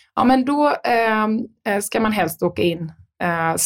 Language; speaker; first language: Swedish; native; Swedish